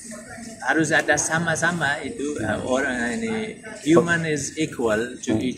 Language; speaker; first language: Indonesian; non-native, learner; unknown